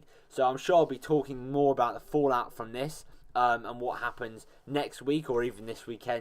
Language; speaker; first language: English; native; English